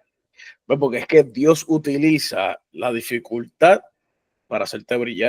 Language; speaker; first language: Spanish; native; Spanish